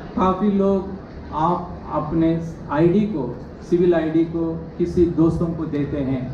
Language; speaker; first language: Hindi; non-native, local second language; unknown